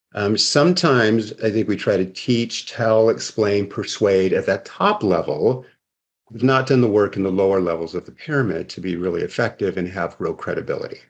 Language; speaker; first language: English; native; English